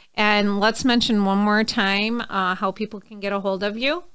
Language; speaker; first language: English; native; English